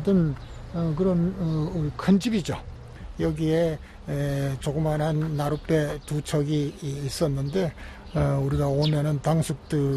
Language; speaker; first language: Korean; native; Korean